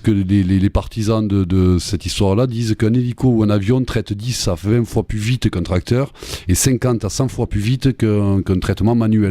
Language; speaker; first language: French; native; French